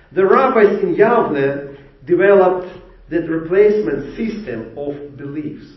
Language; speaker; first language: English; non-native, fluent; Ukrainian